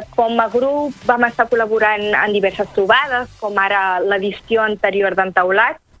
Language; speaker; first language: Catalan; early bilingual, other home language; Arabic